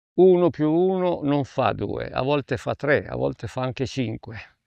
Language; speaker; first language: Italian; native; Italian